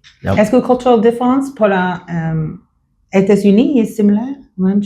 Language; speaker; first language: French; non-native, learner; English